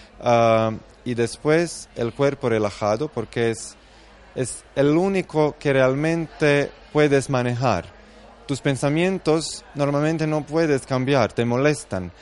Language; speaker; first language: Spanish; non-native, fluent; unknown